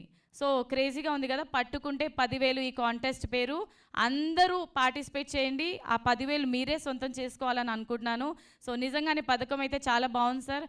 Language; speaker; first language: Telugu; native; Telugu